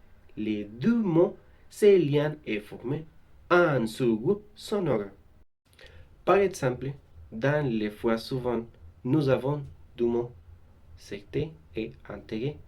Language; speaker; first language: French; non-native, learner; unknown